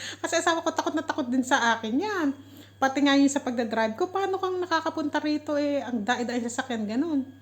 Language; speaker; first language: Filipino; native; Filipino